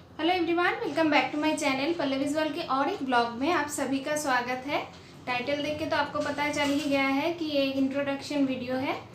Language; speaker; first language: Hindi; non-native, local second language; Bangla